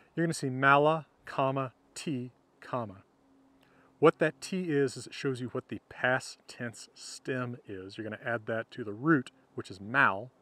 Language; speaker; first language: English; native; English